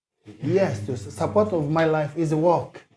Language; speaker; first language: English; non-native, learner; Portuguese